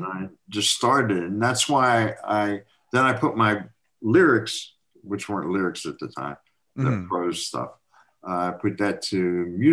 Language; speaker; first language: English; native; English